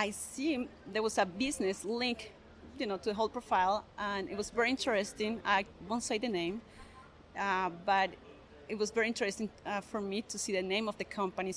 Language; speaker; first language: English; non-native, fluent; Spanish